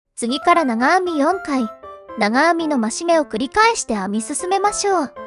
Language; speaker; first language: Japanese; native; Japanese